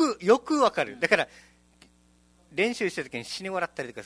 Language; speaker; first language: Japanese; native; Japanese